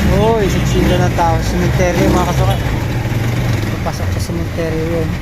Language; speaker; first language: Filipino; native; Filipino